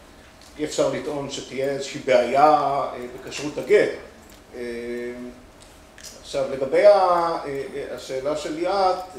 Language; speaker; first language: Hebrew; native; Hebrew